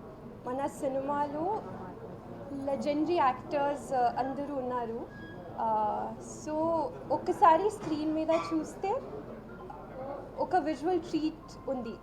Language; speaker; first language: Telugu; non-native, learner; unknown